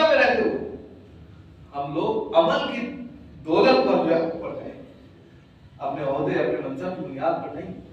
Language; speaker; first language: Urdu; native; Urdu